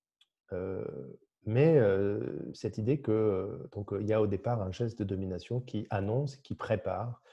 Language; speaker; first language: French; native; French